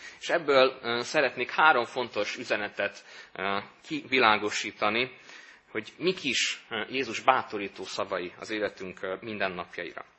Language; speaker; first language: Hungarian; native; Hungarian